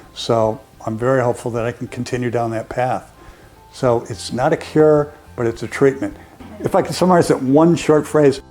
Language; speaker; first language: English; native; English